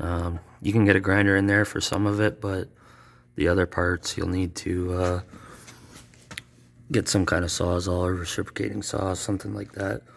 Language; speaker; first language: English; native; English